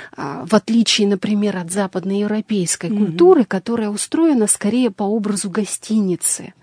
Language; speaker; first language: Russian; native; Russian